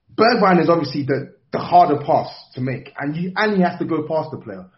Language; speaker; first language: English; native; English